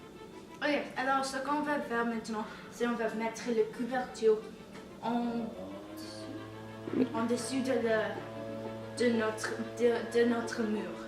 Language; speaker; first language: French; non-native, learner; English